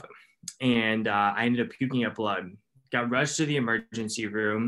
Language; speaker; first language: English; native; English